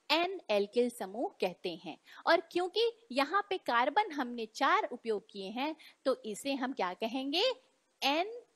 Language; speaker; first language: Hindi; native; Hindi